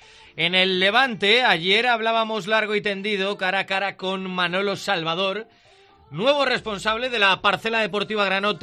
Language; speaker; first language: Spanish; native; Spanish